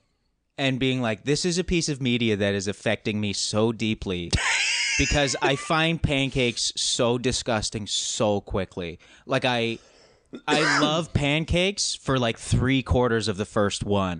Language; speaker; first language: English; native; English